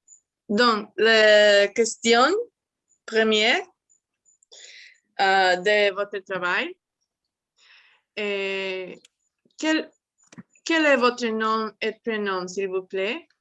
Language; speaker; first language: French; non-native, learner; Spanish